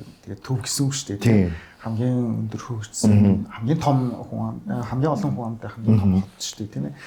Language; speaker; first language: Mongolian; non-native, fluent; Japanese